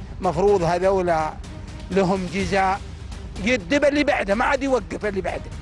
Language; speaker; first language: Arabic; native; Arabic